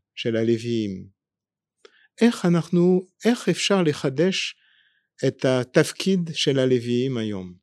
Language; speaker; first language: Hebrew; non-native, fluent; French